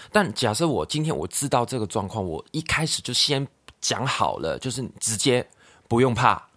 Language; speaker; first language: Chinese; non-native, local second language; Cantonese